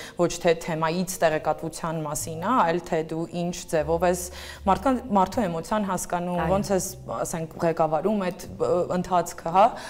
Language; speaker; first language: Armenian; native; Armenian